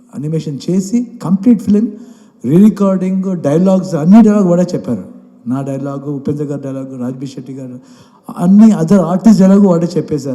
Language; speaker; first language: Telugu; non-native, learner; Kannada